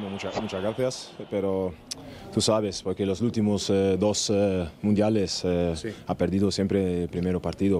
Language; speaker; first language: Spanish; non-native, learner; German